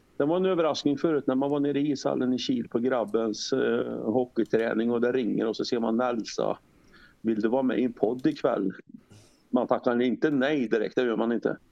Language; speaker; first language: Swedish; native; Swedish